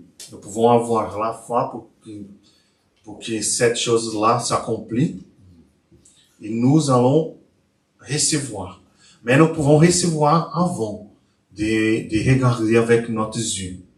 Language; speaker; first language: French; non-native, learner; Portuguese